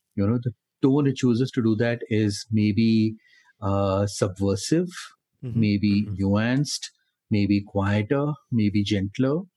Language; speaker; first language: English; non-native, local second language; Hindi